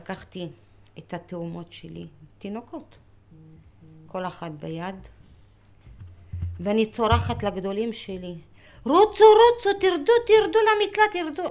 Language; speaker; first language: Hebrew; early bilingual, other home language; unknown